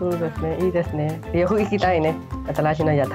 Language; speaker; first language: Japanese; non-native, fluent; Burmese